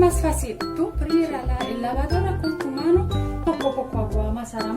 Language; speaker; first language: Spanish; non-native, learner; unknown